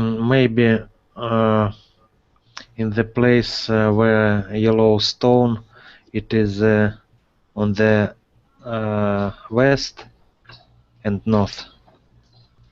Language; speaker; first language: English; non-native, learner; Russian